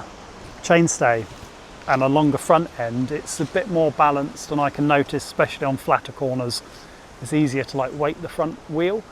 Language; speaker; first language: English; native; English